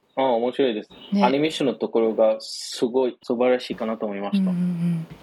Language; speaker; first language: Japanese; non-native, fluent; Bangla